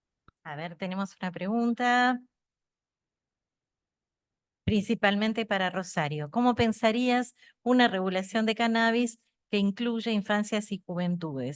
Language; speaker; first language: Spanish; native; Spanish